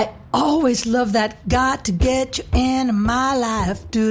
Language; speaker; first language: English; non-native, fluent; German